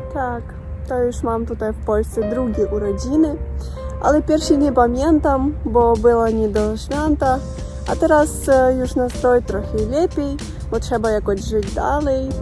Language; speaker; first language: Polish; non-native, learner; Russian